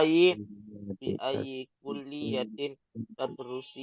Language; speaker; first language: Arabic; non-native, learner; Indonesian